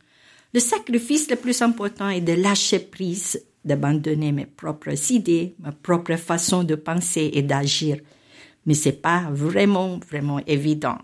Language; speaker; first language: French; non-native, fluent; Filipino